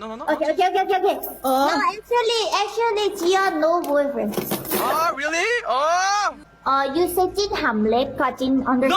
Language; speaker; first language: English; non-native, learner; Korean